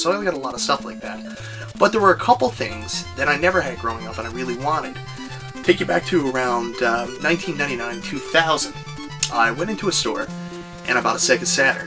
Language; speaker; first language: English; native; English